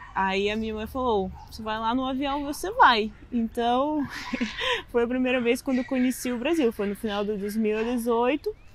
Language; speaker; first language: Portuguese; non-native, fluent; Russian